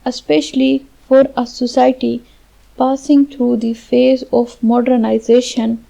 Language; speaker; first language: English; non-native, local second language; Urdu